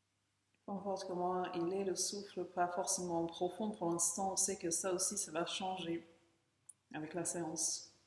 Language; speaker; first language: French; native; French